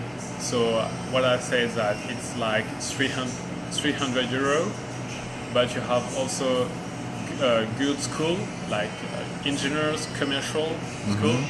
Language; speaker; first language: English; non-native, learner; French